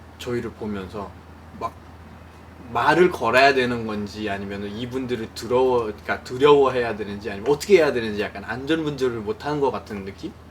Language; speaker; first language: Korean; non-native, fluent; Nepali